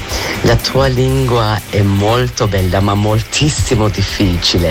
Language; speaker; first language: Italian; non-native, learner; Turkish